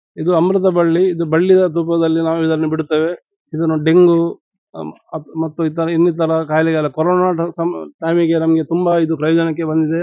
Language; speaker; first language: Kannada; non-native, local second language; Tulu